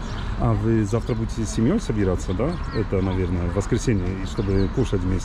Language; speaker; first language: Russian; non-native, fluent; Polish